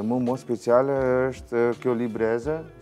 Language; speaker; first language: Albanian; non-native, learner; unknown